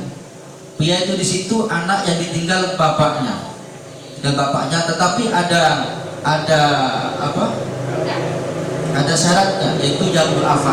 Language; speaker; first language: Indonesian; native; Indonesian